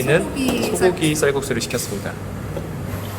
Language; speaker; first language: Korean; native; Korean